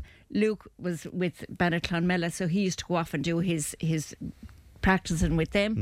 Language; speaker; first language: English; native; English